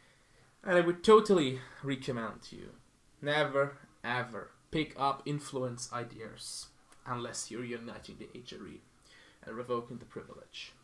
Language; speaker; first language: English; non-native, fluent; German